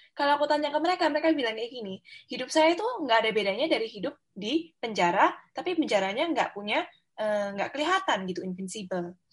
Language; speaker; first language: Indonesian; native; Indonesian